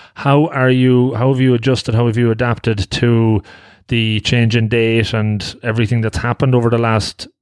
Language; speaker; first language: English; native; English